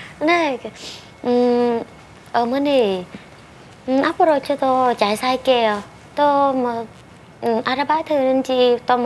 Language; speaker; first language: Korean; non-native, learner; Vietnamese